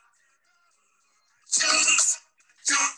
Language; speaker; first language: English; early bilingual, other home language; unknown